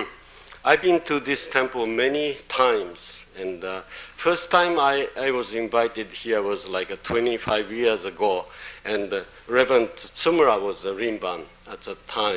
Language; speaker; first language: English; non-native, fluent; Japanese